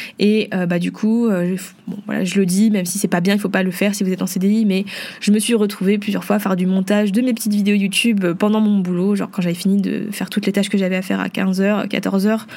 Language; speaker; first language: French; early bilingual, other home language; Vietnamese